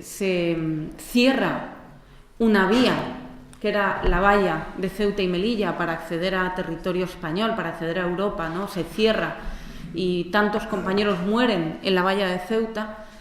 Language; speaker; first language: Spanish; native; Spanish